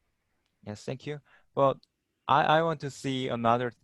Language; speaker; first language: English; non-native, learner; Korean